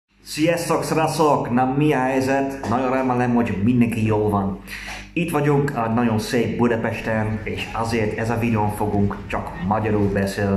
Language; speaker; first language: Hungarian; non-native, learner; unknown